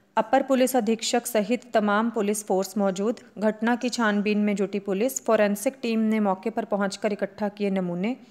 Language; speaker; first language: Hindi; native; Hindi